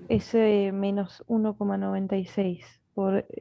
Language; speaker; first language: Spanish; native; Spanish